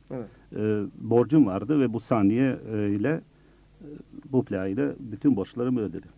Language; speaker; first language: Turkish; early bilingual, other home language; Bosnian